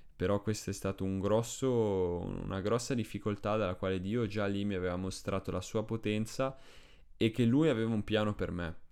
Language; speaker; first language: Italian; early bilingual, other home language; Spanish